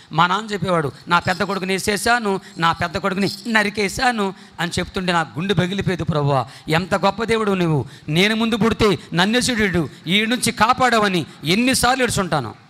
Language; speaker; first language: Telugu; non-native, local second language; Koya